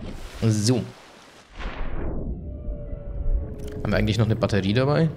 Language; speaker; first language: German; native; German